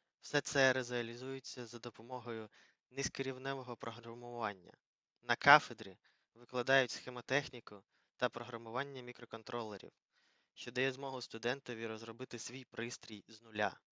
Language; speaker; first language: Ukrainian; native; Ukrainian